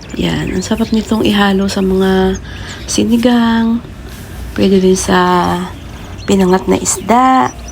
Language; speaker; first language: Filipino; native; Filipino